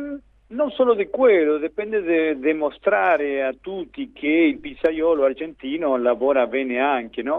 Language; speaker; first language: Italian; non-native, fluent; Spanish